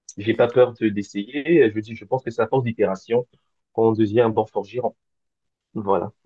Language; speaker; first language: French; native; French